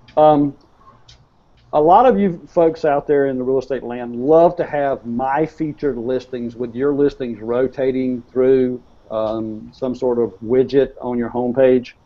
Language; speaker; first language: English; native; English